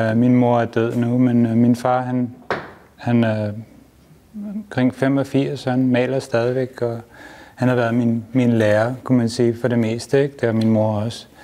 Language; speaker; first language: Danish; non-native, fluent; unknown